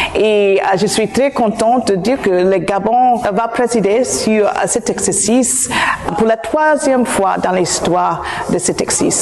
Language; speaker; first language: French; non-native, fluent; English